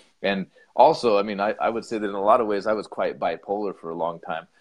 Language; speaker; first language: English; native; English